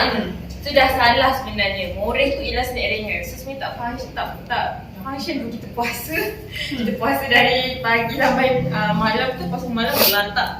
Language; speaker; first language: Malay; native; Malay